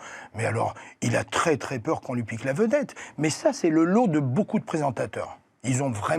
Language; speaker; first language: French; native; French